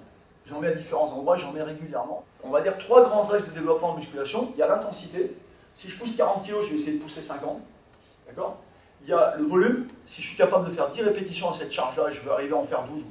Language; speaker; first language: French; native; French